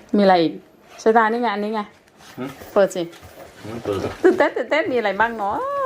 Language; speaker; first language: Thai; non-native, local second language; Khmer